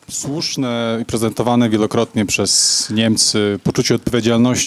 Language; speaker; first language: Polish; native; Polish